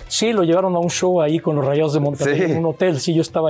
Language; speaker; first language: Spanish; native; Spanish